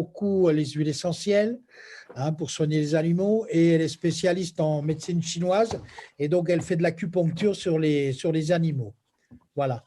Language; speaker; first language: French; native; French